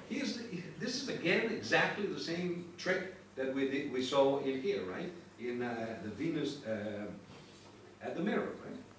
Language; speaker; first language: English; non-native, fluent; Italian